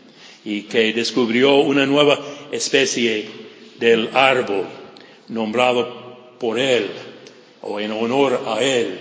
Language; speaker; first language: Spanish; non-native, fluent; English